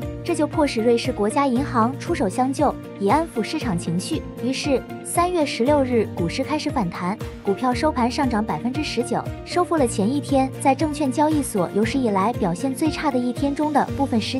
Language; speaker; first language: Chinese; native; Chinese